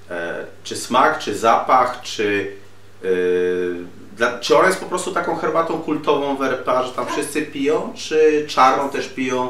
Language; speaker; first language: Polish; native; Polish